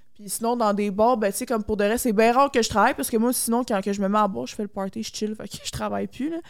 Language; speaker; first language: French; native; French